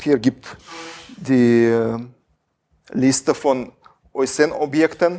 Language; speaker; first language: German; non-native, fluent; Russian